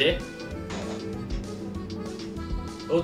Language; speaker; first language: Japanese; native; Japanese